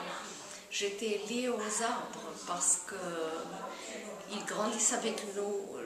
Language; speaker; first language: French; non-native, fluent; German